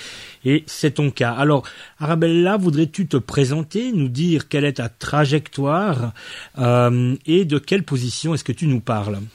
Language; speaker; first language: French; native; French